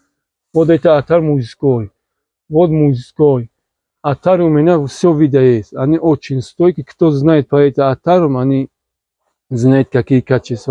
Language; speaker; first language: Russian; non-native, learner; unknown